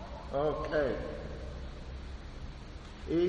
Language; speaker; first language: Russian; non-native, learner; English